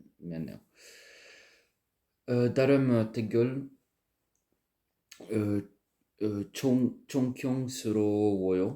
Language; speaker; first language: Korean; non-native, learner; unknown